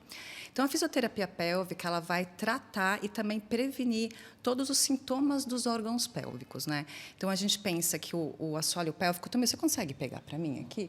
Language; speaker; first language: Portuguese; native; Portuguese